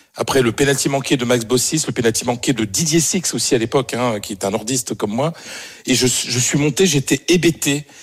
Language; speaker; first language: French; native; French